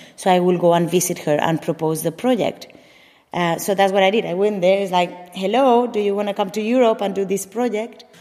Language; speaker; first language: English; non-native, fluent; Spanish